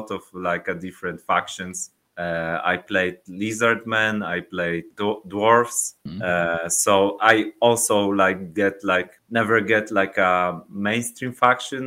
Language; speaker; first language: English; non-native, learner; Polish